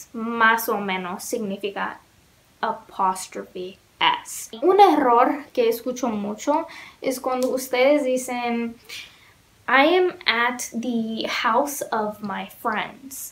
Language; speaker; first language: Spanish; non-native, learner; English